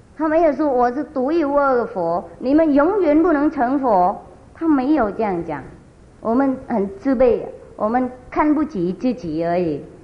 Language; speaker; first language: Chinese; non-native, fluent; Vietnamese